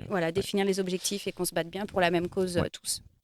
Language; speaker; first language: French; native; French